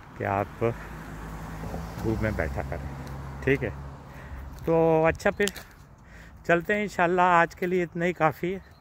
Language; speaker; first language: Urdu; native; Urdu